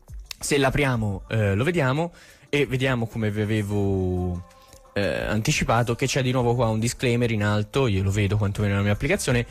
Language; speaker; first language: Italian; native; Italian